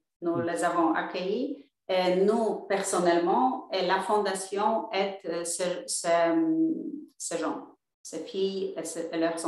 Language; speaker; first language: French; non-native, fluent; Polish